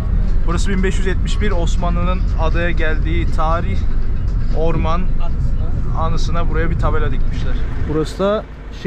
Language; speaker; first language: Turkish; native; Turkish